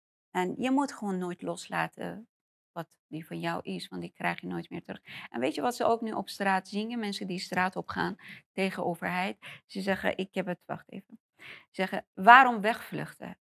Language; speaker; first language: Dutch; non-native, fluent; Persian